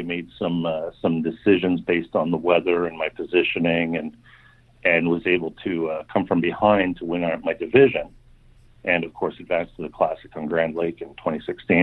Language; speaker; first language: English; native; English